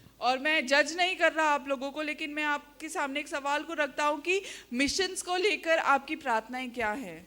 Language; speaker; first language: Hindi; native; Hindi